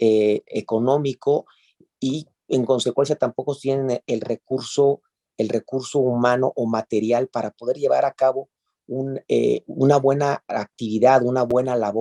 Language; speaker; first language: Spanish; native; Spanish